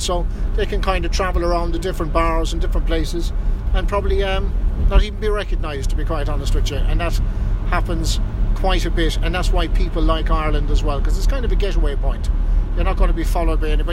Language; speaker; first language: English; native; English